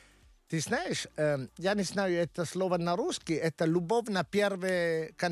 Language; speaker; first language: Russian; non-native, learner; Italian